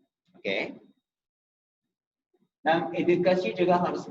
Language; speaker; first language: Indonesian; non-native, fluent; Japanese